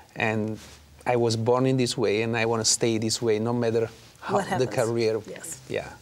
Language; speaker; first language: English; non-native, fluent; Italian